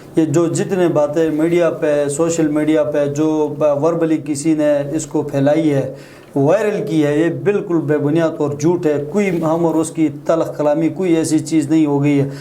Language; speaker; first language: Urdu; non-native, local second language; Shina